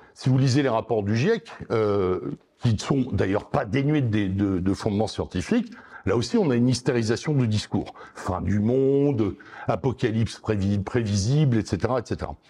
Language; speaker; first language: French; native; French